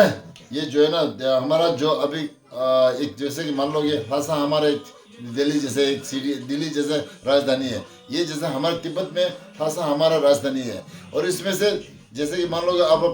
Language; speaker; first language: Hindi; non-native, local second language; Tibetan